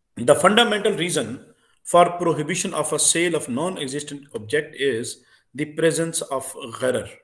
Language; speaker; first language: English; non-native, local second language; Urdu